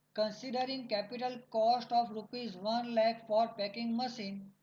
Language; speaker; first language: English; non-native, local second language; Gujarati